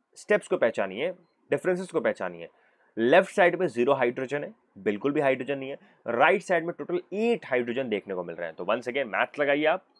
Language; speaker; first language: Hindi; native; Hindi